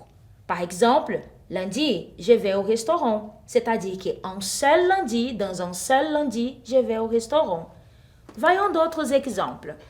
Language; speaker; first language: French; non-native, fluent; Portuguese